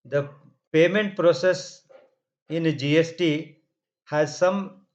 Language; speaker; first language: English; non-native, local second language; Kannada